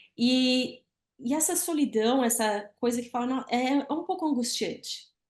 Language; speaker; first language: Portuguese; native; Portuguese